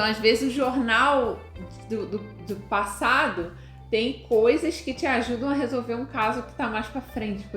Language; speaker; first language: Portuguese; native; Portuguese